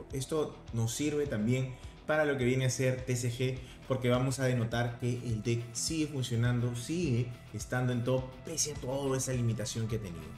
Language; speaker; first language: Spanish; native; Spanish